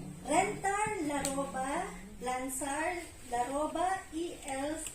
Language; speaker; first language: Catalan; non-native, learner; Filipino